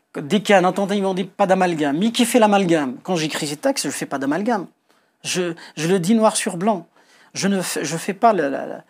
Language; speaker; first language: French; non-native, local second language; Kabyle